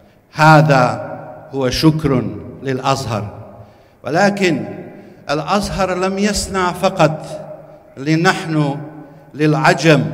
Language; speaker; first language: Arabic; non-native, fluent; Bosnian